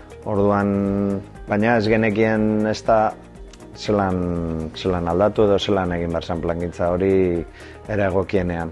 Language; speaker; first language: Basque; native; Basque